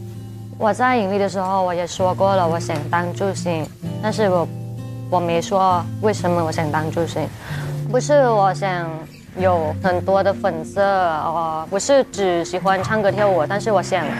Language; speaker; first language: Chinese; non-native, fluent; Thai